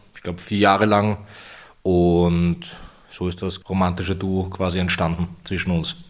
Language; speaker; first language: German; native; German